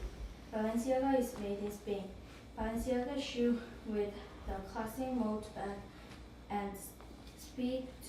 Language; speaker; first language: English; non-native, learner; Korean